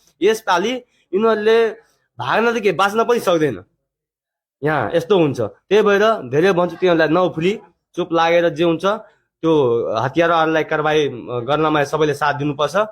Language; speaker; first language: Nepali; non-native, local second language; Maithili